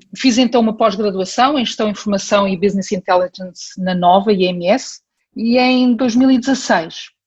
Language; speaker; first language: Portuguese; early bilingual, heritage; Portuguese